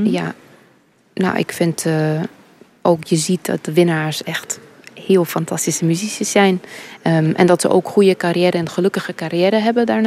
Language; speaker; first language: Dutch; early bilingual, heritage; English